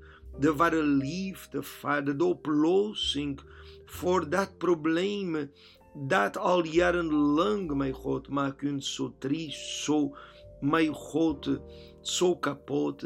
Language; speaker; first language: Dutch; non-native, learner; Portuguese